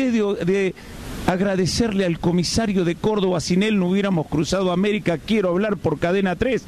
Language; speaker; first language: Spanish; native; Spanish